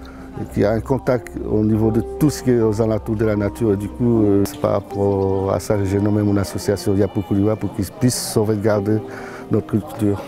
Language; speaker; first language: French; non-native, local second language; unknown